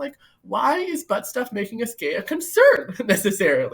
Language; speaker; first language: English; native; English